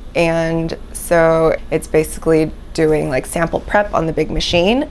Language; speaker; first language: English; native; English